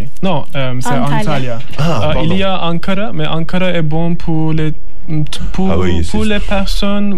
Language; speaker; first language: French; non-native, learner; Turkish